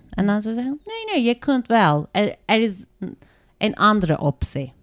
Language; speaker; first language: Dutch; non-native, fluent; Turkish